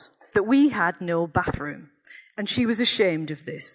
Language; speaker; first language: English; native; English